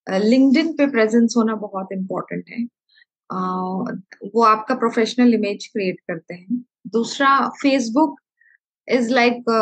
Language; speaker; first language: Hindi; non-native, local second language; Malayalam